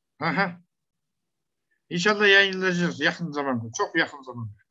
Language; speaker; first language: Turkish; non-native, learner; Kazakh